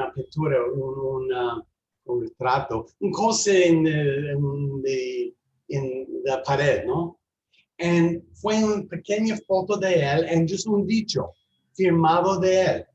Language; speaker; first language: Spanish; non-native, learner; English